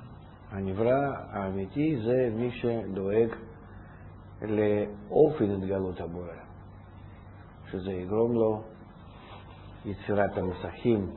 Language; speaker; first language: Hebrew; non-native, fluent; Russian